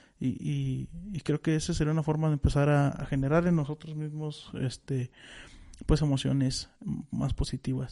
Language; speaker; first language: Spanish; native; Spanish